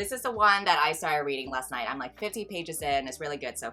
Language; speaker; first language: English; native; English